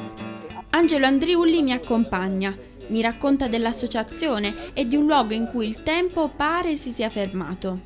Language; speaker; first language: Italian; native; Italian